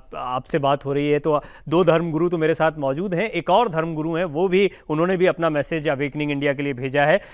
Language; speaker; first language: Hindi; native; Hindi